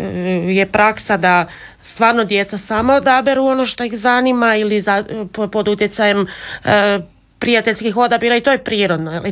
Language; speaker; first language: Serbian; native; Serbian